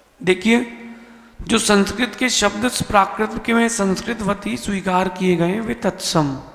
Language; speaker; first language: Hindi; native; Hindi